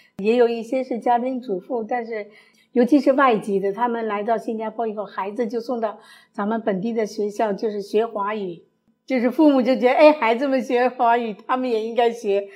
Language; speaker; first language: Chinese; early bilingual, other home language; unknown